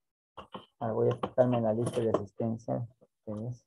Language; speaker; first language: Spanish; native; Spanish